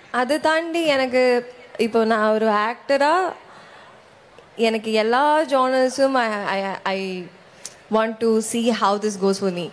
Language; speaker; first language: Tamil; non-native, local second language; Malayalam